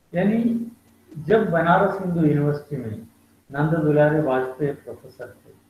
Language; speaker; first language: Hindi; non-native, local second language; Malayalam